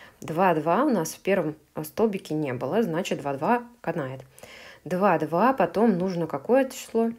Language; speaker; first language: Russian; native; Russian